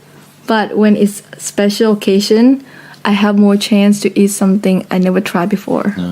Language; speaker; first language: English; non-native, fluent; Thai